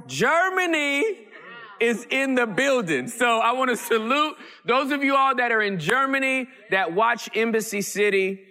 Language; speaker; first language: English; early bilingual, other home language; Yoruba